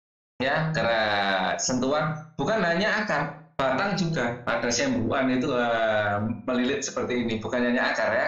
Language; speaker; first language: Indonesian; native; Indonesian